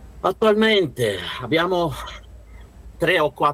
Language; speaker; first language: Italian; non-native, learner; Russian